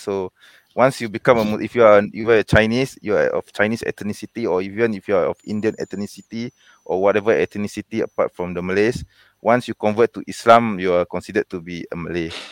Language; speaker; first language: English; non-native, local second language; Malay